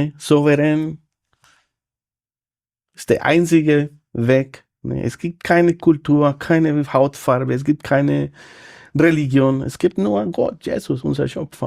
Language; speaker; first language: German; non-native, fluent; Spanish